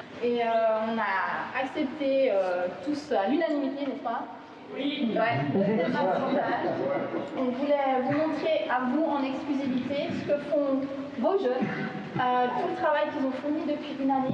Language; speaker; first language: French; native; French